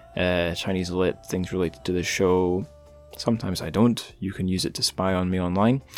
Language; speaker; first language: English; native; English